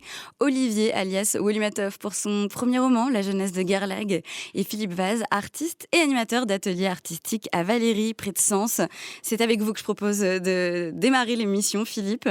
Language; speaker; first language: French; native; French